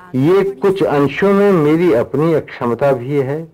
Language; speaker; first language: Hindi; native; Hindi